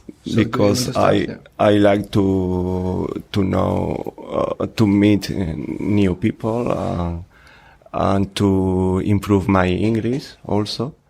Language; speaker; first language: English; non-native, learner; Spanish